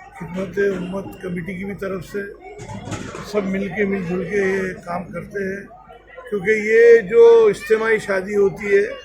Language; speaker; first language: Urdu; native; Urdu